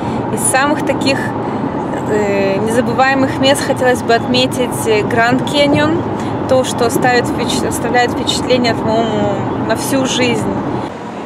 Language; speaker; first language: Russian; native; Russian